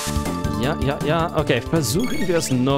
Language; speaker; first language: German; non-native, fluent; English